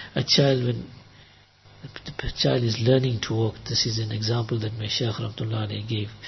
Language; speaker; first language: English; native; English